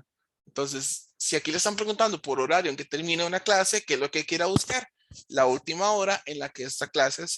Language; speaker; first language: Spanish; native; Spanish